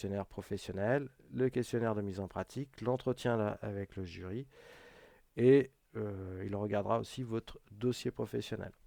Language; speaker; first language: French; native; French